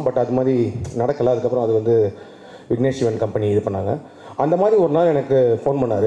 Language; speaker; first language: Tamil; native; Tamil